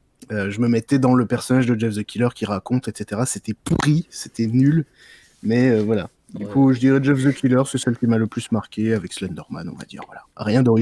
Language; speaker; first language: French; native; French